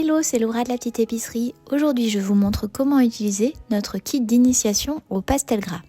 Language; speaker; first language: French; native; French